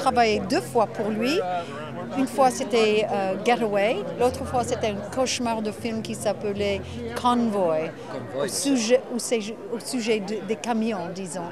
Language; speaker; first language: French; non-native, fluent; English